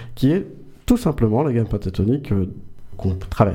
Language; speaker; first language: French; native; French